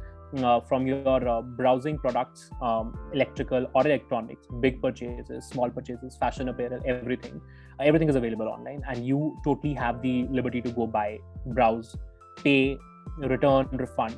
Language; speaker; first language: English; non-native, local second language; Hindi